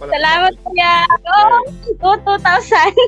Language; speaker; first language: Filipino; non-native, local second language; Waray